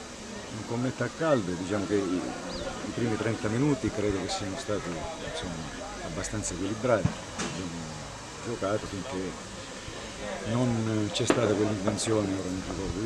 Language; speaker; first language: Italian; native; Italian